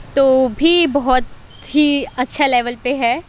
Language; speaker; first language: Hindi; native; Hindi